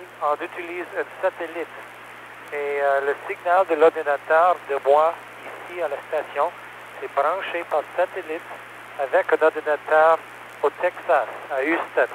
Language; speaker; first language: French; non-native, learner; English